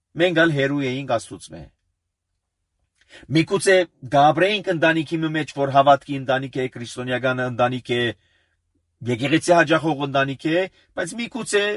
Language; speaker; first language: Armenian; early bilingual, heritage; Armenian